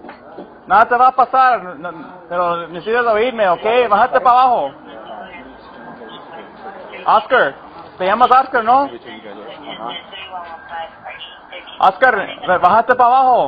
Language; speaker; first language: Spanish; early bilingual, heritage; Spanish